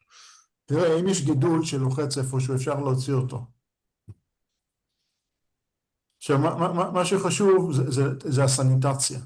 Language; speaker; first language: Hebrew; native; Hebrew